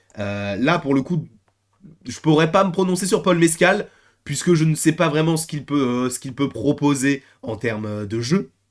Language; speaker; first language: French; native; French